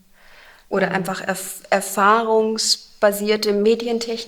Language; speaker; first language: German; native; German